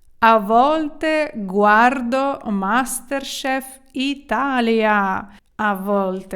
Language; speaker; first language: Italian; non-native, fluent; Ukrainian